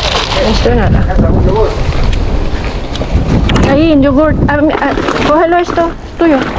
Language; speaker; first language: Spanish; non-native, learner; Filipino